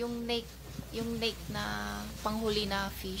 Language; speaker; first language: Filipino; non-native, learner; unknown